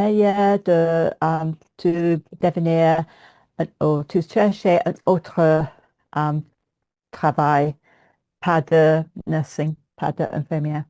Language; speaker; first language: French; non-native, learner; English